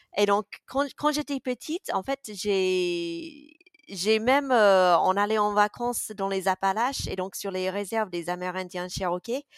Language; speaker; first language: French; non-native, fluent; English